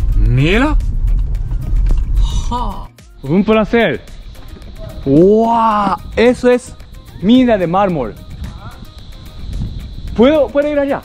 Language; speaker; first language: Spanish; non-native, learner; Japanese